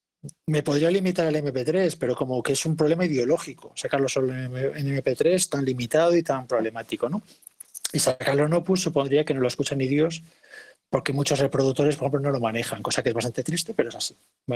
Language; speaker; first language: Spanish; native; Spanish